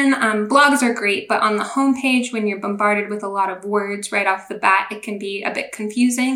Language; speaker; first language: English; native; English